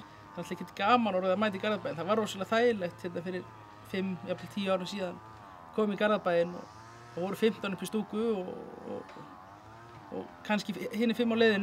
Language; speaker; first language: Icelandic; native; Icelandic